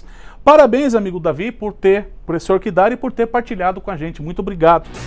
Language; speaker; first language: Portuguese; native; Portuguese